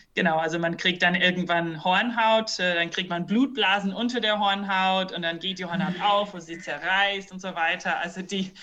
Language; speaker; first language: German; early bilingual, other home language; English